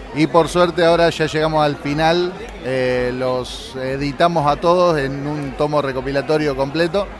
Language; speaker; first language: Spanish; native; Spanish